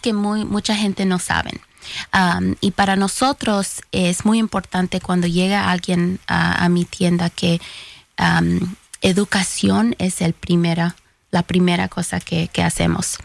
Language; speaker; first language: Spanish; early bilingual, heritage; Spanish